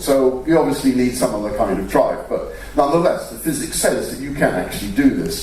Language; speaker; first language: English; native; English